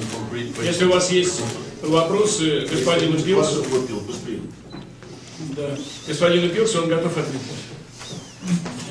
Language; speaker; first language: Russian; native; Russian